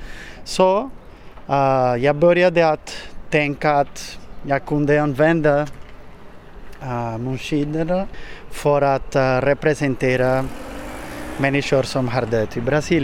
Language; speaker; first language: Swedish; non-native, learner; Portuguese